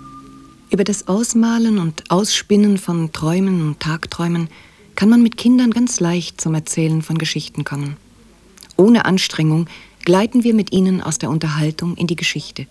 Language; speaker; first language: German; native; German